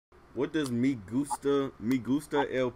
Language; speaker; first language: Spanish; non-native, learner; English